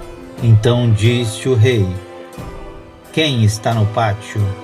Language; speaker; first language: Portuguese; native; Portuguese